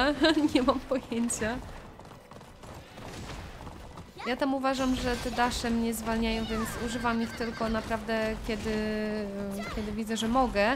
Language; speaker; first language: Polish; native; Polish